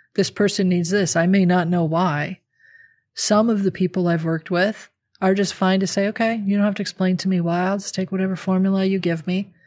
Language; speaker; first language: English; native; English